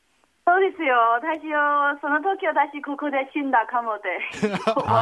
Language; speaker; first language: Japanese; non-native, learner; Chinese